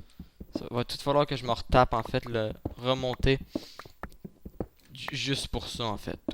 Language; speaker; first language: French; native; French